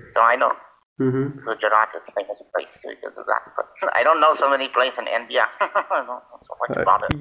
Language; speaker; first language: English; native; English